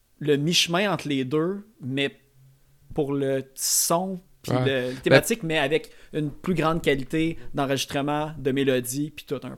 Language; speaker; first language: French; native; French